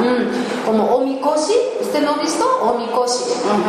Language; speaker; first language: Spanish; non-native, learner; Japanese